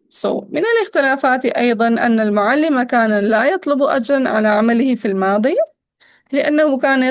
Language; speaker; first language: Arabic; non-native, fluent; Urdu